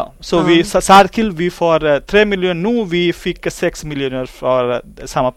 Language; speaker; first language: Swedish; non-native, learner; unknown